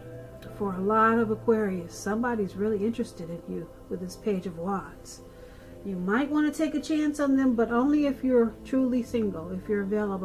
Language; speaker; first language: English; native; English